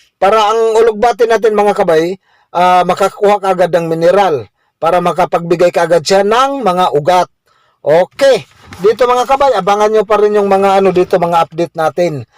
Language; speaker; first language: Filipino; non-native, local second language; Cebuano